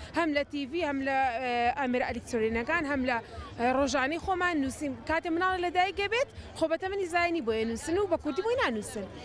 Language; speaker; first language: Central Kurdish; native; Central Kurdish